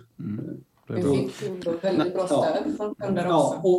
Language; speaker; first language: Swedish; non-native, fluent; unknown